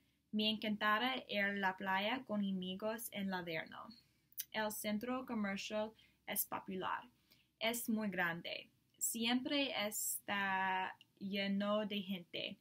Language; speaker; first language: Spanish; non-native, learner; English